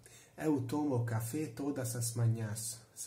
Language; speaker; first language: Portuguese; non-native, learner; Hungarian